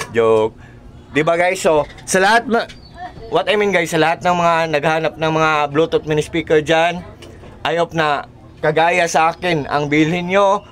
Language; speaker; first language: Filipino; non-native, local second language; Cebuano